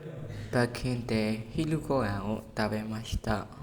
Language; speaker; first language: Japanese; non-native, learner; Burmese